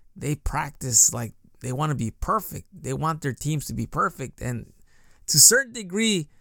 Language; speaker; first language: English; native; English